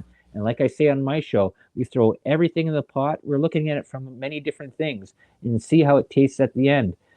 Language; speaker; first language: English; native; English